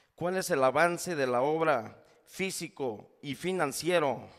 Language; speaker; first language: Spanish; native; Spanish